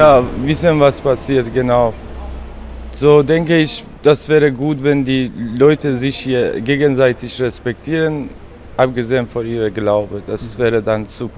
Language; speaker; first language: German; non-native, fluent; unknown